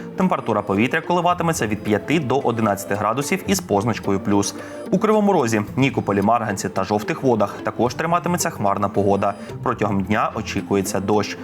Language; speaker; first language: Ukrainian; native; Ukrainian